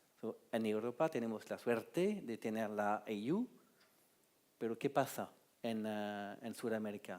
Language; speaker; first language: Spanish; non-native, fluent; French